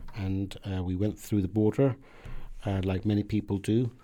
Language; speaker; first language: English; early bilingual, other home language; Persian